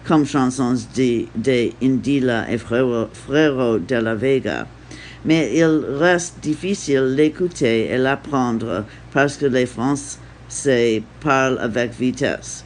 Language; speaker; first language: French; non-native, learner; English